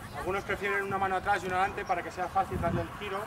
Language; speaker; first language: Spanish; native; Spanish